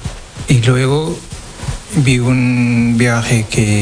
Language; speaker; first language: Spanish; non-native, learner; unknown